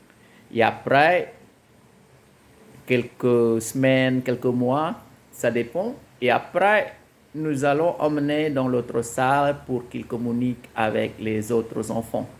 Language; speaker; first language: French; non-native, fluent; Indonesian